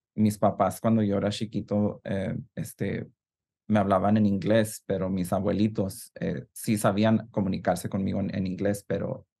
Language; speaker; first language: Spanish; early bilingual, heritage; Spanish